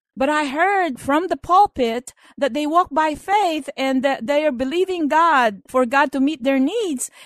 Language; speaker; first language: English; non-native, local second language; Filipino